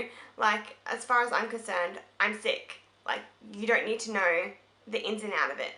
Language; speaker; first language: English; native; English